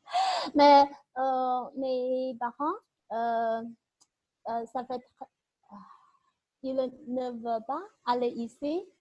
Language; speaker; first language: French; non-native, learner; Chinese